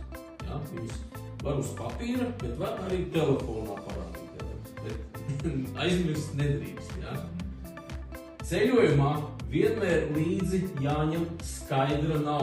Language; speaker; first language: Latvian; non-native, learner; Russian